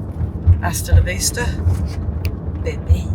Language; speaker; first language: Spanish; non-native, learner; English